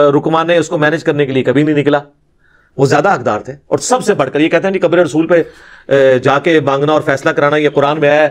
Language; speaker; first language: Urdu; non-native, local second language; Punjabi